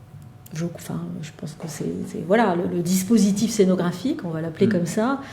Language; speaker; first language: French; native; French